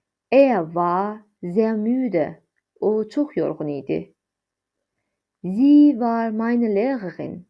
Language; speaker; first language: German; non-native, fluent; Azerbaijani